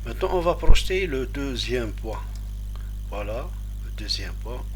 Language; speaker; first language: French; non-native, local second language; Arabic